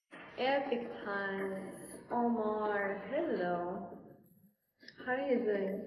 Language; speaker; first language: English; non-native, fluent; Russian